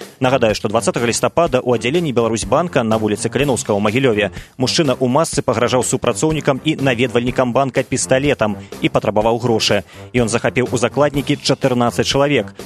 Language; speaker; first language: Belarusian; native; Belarusian